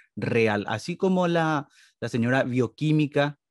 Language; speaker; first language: Spanish; native; Spanish